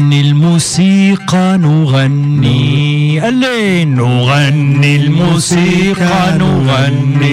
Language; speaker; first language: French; non-native, fluent; Arabic